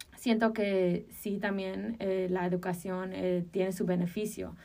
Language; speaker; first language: Spanish; early bilingual, heritage; Spanish